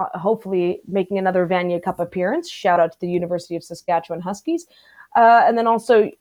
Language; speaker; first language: English; native; English